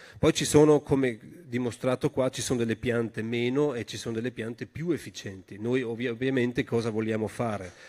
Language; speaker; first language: Italian; non-native, local second language; German